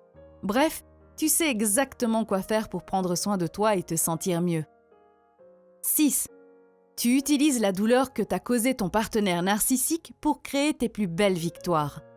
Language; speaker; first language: French; native; French